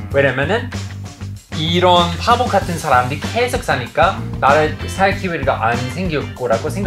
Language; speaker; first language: Korean; non-native, fluent; English